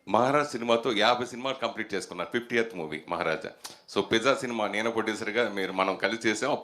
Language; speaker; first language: Telugu; native; Telugu